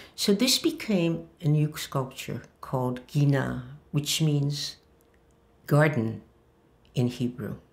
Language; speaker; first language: English; early bilingual, other home language; Hebrew